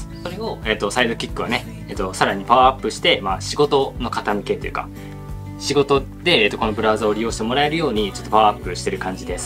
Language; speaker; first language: Japanese; native; Japanese